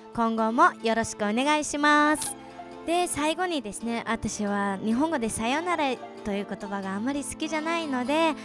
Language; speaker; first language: Japanese; early bilingual, other home language; Mongolian